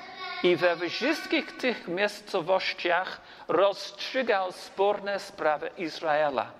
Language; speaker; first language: Polish; non-native, learner; English